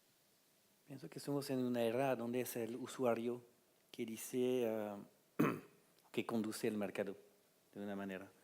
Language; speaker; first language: Spanish; non-native, fluent; French